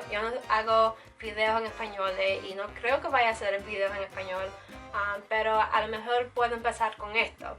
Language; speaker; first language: Spanish; early bilingual, heritage; Spanish